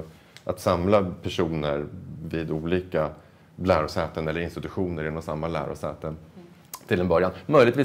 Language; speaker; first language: Swedish; native; Swedish